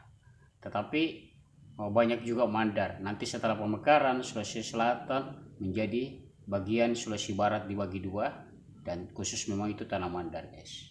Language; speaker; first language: Indonesian; non-native, local second language; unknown